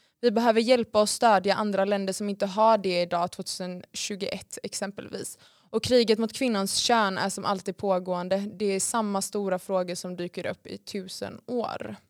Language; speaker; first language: Swedish; native; Swedish